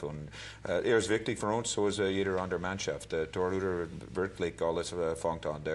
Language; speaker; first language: German; non-native, learner; English